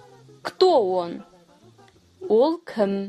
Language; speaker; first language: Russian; non-native, fluent; Kazakh